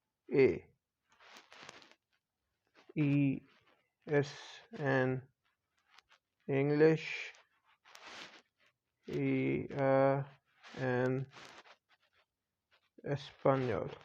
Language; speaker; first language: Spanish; non-native, learner; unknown